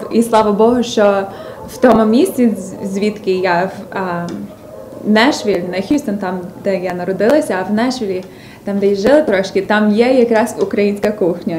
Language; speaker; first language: Ukrainian; early bilingual, other home language; English